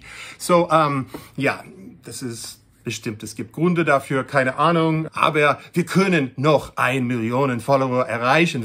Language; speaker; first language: German; non-native, learner; English